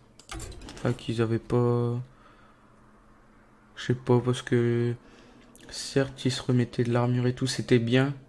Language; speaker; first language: French; native; French